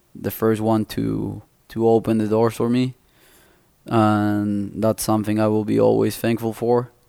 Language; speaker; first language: English; non-native, fluent; Spanish